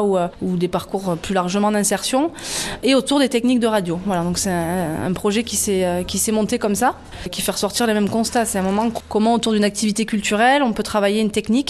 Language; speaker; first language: French; native; French